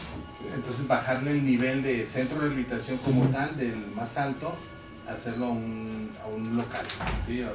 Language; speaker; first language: Spanish; native; Spanish